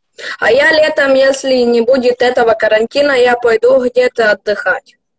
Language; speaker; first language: Russian; non-native, local second language; Ukrainian